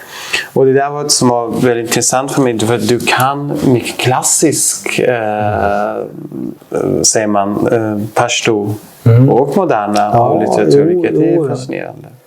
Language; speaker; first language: Swedish; non-native, fluent; Persian